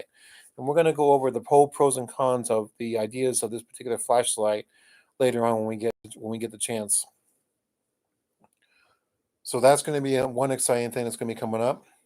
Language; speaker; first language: English; native; English